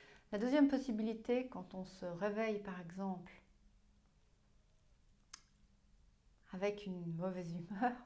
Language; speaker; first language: French; non-native, fluent; German